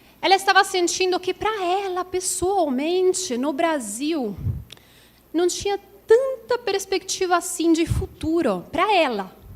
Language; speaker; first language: Portuguese; non-native, fluent; Italian